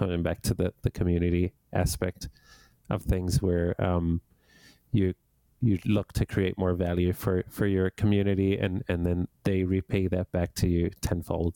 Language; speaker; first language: English; native; English